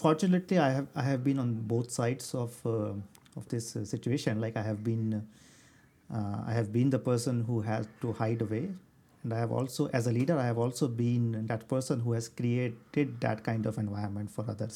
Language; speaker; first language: English; non-native, local second language; Hindi